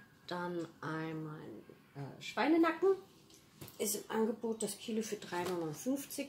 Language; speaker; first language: German; native; German